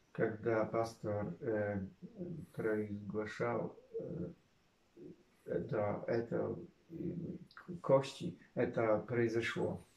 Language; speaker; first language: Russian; non-native, learner; Polish